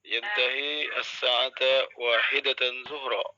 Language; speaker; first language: Arabic; non-native, learner; Indonesian